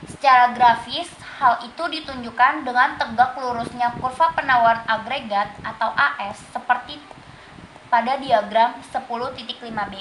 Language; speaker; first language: Indonesian; native; Indonesian